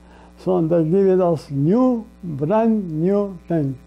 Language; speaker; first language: English; non-native, learner; Polish